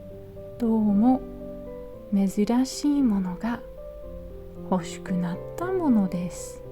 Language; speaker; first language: Japanese; non-native, learner; English